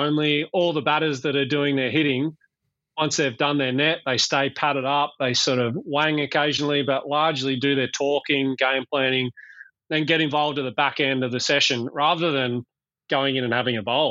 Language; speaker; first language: English; native; English